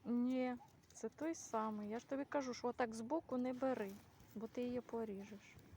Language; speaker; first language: Ukrainian; native; Ukrainian